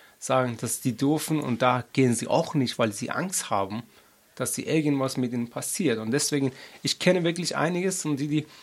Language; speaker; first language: German; non-native, learner; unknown